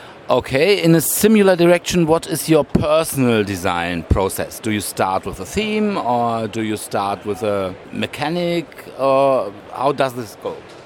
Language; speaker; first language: English; non-native, fluent; German